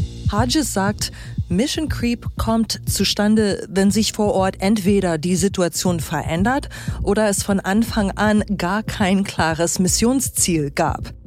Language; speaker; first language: German; native; German